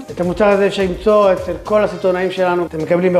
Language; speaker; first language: Hebrew; native; Hebrew